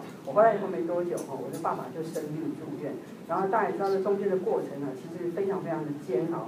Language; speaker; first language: Chinese; native; Chinese